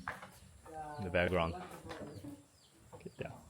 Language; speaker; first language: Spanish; non-native, learner; English